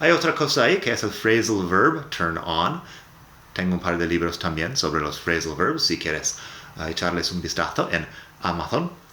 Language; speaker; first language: Spanish; non-native, fluent; English